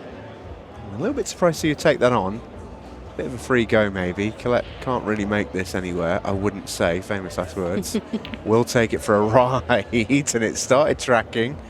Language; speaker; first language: English; native; English